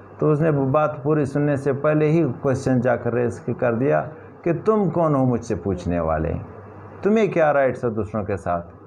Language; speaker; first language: Urdu; non-native, local second language; Pashto